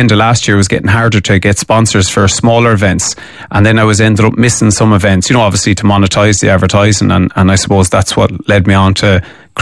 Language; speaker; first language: English; native; English